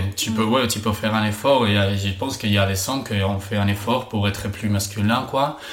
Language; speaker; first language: French; non-native, fluent; Spanish